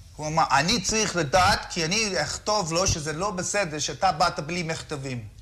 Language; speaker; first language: Hebrew; non-native, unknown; English